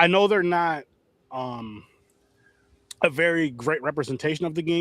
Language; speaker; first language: English; native; English